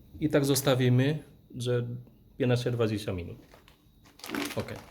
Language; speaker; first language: Polish; non-native, fluent; Vietnamese